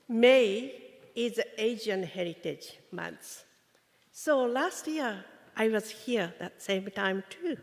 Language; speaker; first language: English; non-native, fluent; Japanese